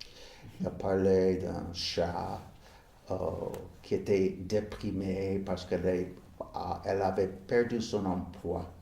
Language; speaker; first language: French; non-native, fluent; English